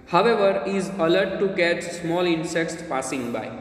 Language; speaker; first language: English; non-native, local second language; Gujarati